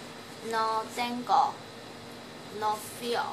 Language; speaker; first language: Spanish; non-native, learner; Chinese